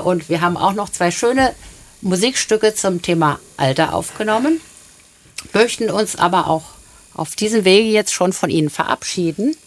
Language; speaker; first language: German; native; German